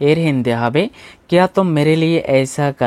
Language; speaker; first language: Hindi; non-native, fluent; Bangla